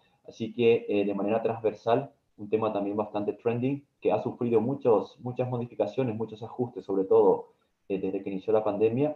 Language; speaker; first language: Spanish; native; Spanish